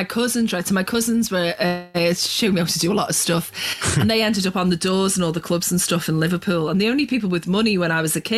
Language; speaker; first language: English; native; English